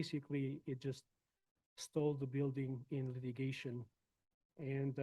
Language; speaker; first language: English; non-native, fluent; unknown